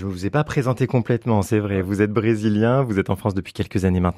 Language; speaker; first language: French; native; French